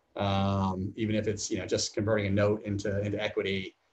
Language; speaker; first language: English; native; English